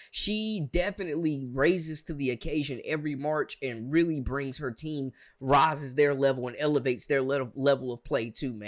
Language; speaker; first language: English; native; English